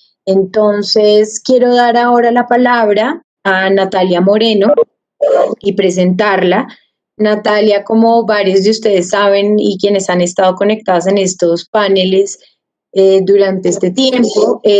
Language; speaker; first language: Spanish; native; Spanish